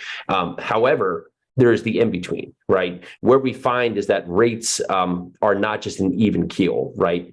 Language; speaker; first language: English; native; English